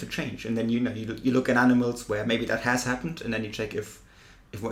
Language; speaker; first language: English; non-native, fluent; German